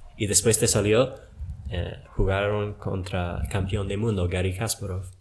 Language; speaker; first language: Spanish; non-native, fluent; English